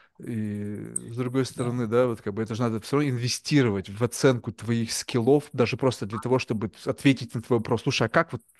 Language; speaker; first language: Russian; native; Russian